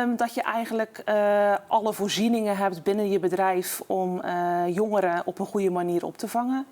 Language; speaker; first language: Dutch; native; Dutch